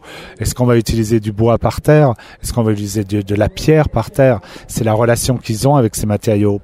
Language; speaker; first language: French; native; French